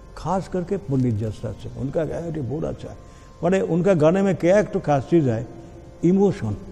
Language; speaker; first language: Hindi; non-native, local second language; Bangla